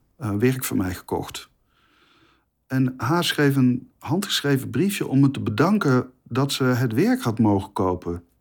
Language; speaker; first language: Dutch; native; Dutch